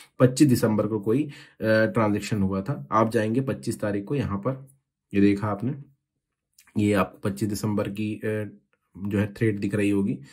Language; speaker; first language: Hindi; native; Hindi